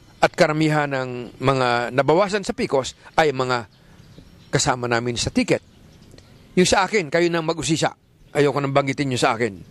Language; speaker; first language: Filipino; native; Filipino